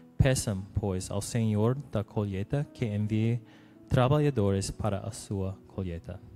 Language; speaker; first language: Portuguese; non-native, learner; English